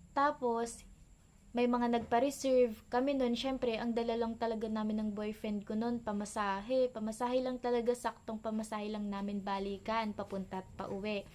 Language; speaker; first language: Filipino; native; Filipino